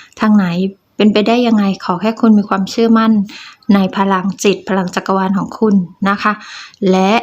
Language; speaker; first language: Thai; native; Thai